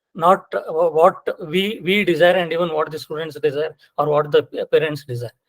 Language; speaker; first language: English; non-native, local second language; Kannada